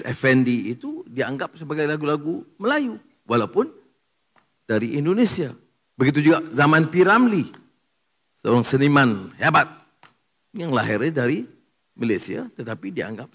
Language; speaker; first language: Malay; native; Malay